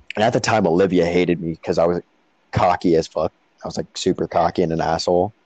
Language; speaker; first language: English; native; English